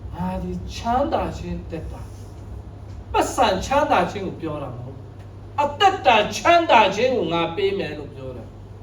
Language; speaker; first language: Burmese; non-native, local second language; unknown